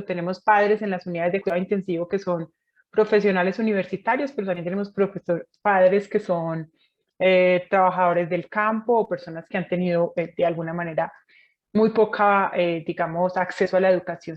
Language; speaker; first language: Spanish; native; Spanish